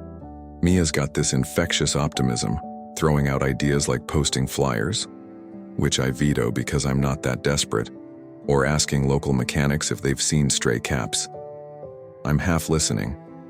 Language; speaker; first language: English; native; English